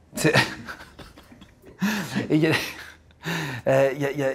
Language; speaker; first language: French; native; French